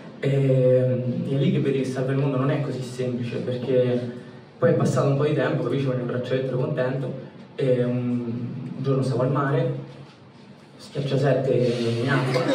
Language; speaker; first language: Italian; early bilingual, heritage; Italian